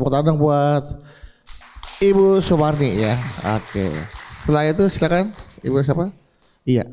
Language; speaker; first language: Indonesian; native; Indonesian